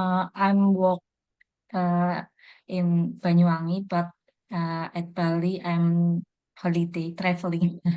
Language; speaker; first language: English; non-native, learner; Indonesian